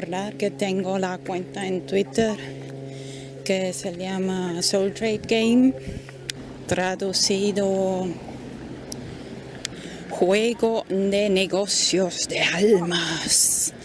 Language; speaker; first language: Spanish; non-native, fluent; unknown